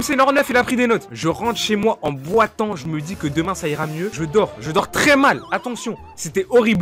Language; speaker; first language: French; native; French